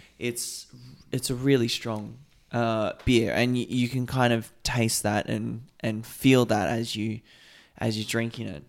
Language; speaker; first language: English; native; English